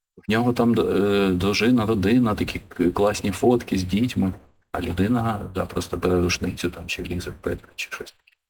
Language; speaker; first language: Ukrainian; non-native, local second language; Russian